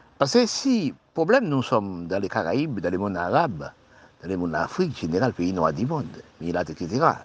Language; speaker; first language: French; non-native, local second language; Haitian Creole